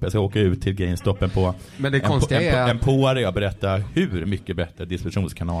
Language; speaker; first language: Swedish; native; Swedish